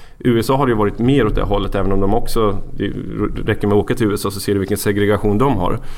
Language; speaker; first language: Swedish; native; Swedish